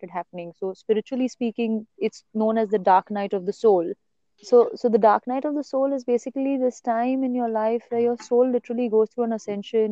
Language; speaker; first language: English; non-native, local second language; Marathi